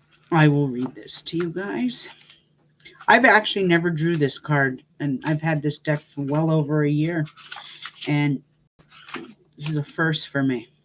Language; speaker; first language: English; native; English